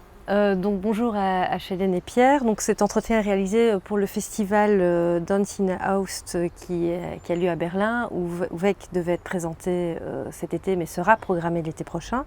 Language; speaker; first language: French; native; French